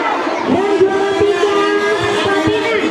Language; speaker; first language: Indonesian; native; Indonesian